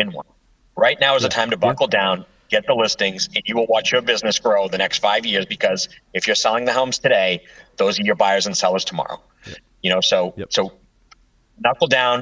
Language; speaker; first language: English; native; English